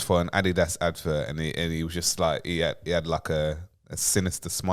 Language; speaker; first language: English; native; English